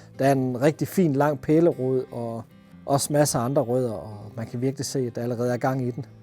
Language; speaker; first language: Danish; native; Danish